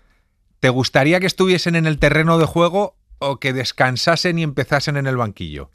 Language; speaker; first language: Spanish; native; Spanish